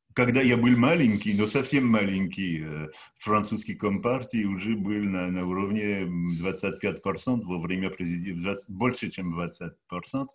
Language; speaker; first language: Russian; non-native, learner; French